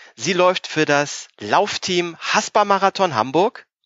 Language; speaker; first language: German; native; German